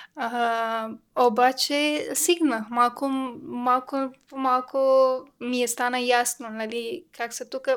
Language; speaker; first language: Bulgarian; non-native, learner; Persian